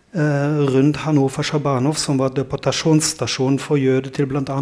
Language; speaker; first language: Norwegian; non-native, fluent; German